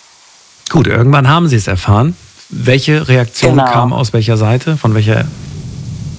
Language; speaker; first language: German; native; German